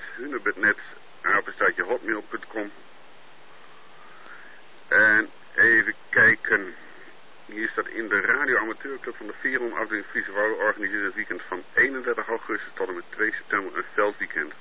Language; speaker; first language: Dutch; native; Dutch